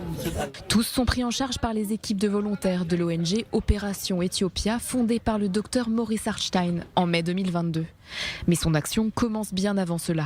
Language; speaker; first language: French; native; French